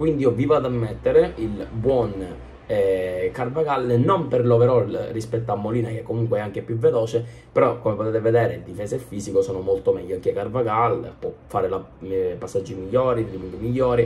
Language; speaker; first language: Italian; native; Italian